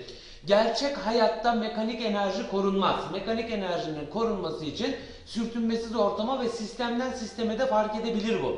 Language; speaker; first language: Turkish; native; Turkish